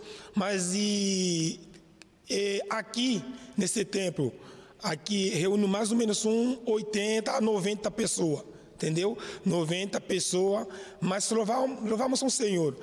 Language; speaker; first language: Portuguese; non-native, learner; Haitian Creole